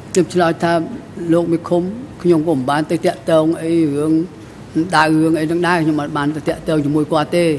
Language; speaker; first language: Khmer; native; Khmer